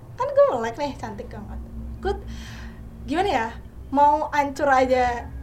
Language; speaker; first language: Indonesian; native; Indonesian